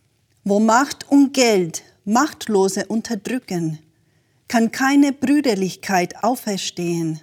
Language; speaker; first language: German; native; German